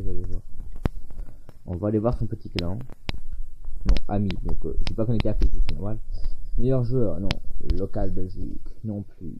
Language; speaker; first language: French; native; French